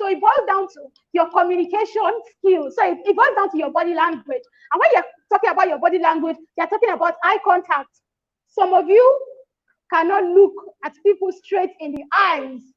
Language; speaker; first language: English; non-native, local second language; Yoruba